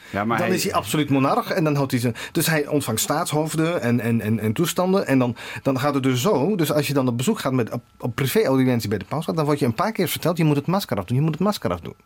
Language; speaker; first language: Dutch; native; Dutch